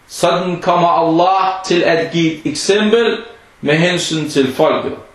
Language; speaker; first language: Danish; non-native, fluent; Arabic